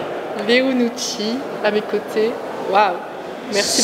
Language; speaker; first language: French; native; French